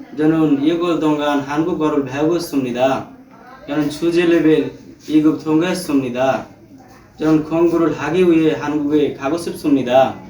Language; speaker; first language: Korean; non-native, learner; Bangla